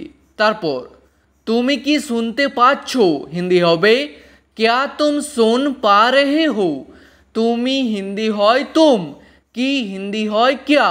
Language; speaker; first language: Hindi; non-native, fluent; Bangla